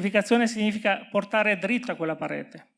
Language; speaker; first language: Italian; native; Italian